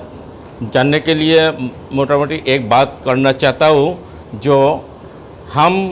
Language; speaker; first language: Hindi; non-native, local second language; Bangla